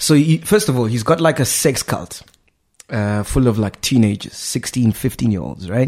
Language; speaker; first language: English; non-native, local second language; Venda